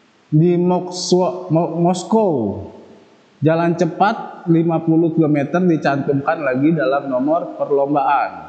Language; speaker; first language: Indonesian; native; Indonesian